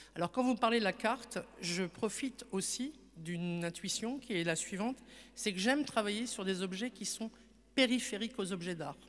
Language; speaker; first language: French; native; French